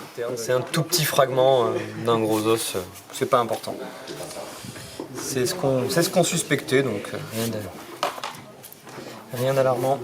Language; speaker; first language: French; native; French